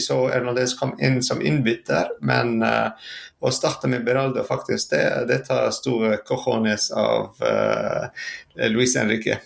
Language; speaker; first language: Norwegian; non-native, fluent; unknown